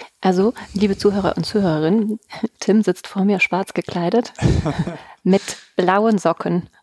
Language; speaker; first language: German; native; German